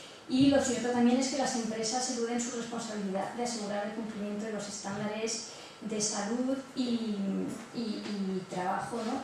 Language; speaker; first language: Spanish; native; Spanish